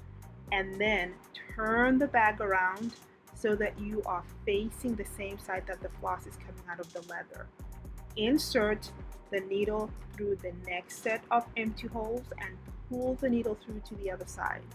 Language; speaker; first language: English; native; English